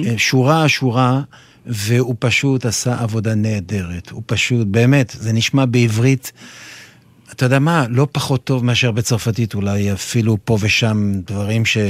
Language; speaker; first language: Hebrew; non-native, fluent; French